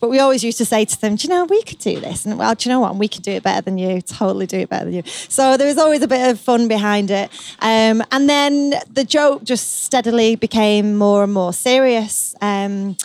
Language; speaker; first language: English; native; English